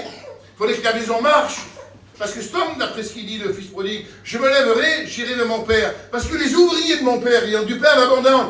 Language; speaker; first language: French; native; French